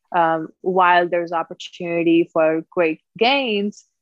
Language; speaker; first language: English; non-native, local second language; Punjabi